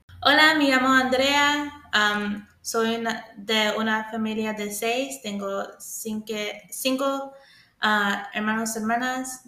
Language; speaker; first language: Spanish; early bilingual, heritage; English